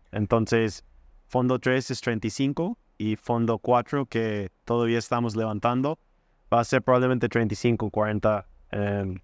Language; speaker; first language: Spanish; non-native, fluent; English